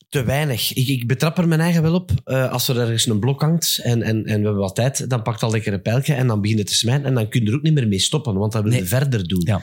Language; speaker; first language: Dutch; native; Dutch